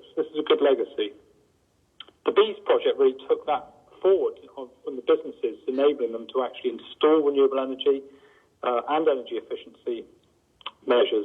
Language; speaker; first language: English; native; English